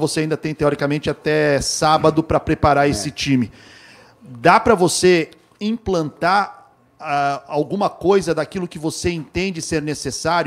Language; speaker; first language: Portuguese; native; Portuguese